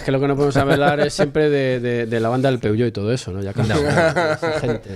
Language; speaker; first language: Spanish; native; Spanish